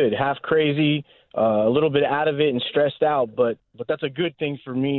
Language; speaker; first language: English; native; English